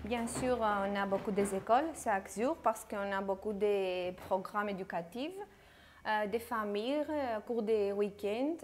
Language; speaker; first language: French; non-native, fluent; Greek